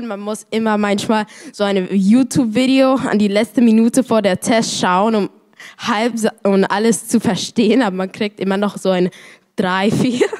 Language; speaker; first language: German; non-native, learner; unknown